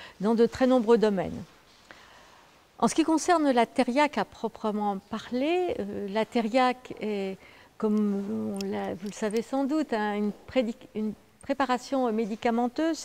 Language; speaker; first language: French; native; French